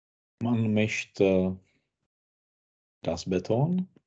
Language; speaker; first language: German; non-native, learner; Czech